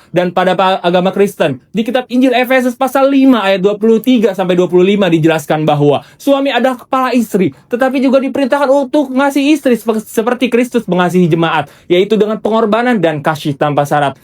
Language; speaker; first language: Indonesian; native; Indonesian